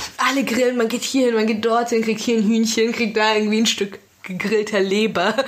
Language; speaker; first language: German; early bilingual, other home language; Persian